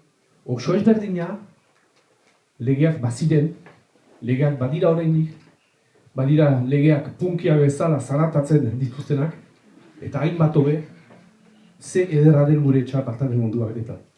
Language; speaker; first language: Basque; native; Basque